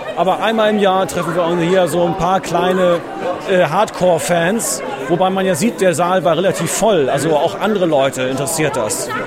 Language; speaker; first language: German; native; German